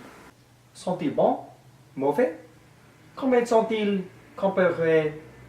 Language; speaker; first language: French; non-native, learner; English